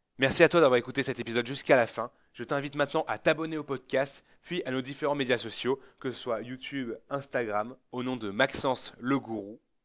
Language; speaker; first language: French; native; French